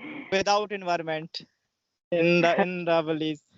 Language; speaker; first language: English; non-native, learner; Hindi